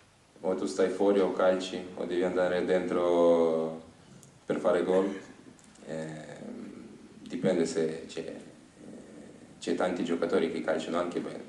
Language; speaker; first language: Italian; non-native, learner; Ukrainian